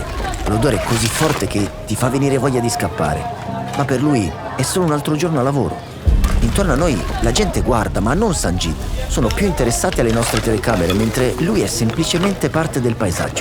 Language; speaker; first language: Italian; native; Italian